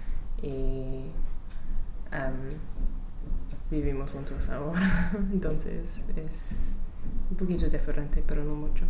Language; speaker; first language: Spanish; non-native, learner; English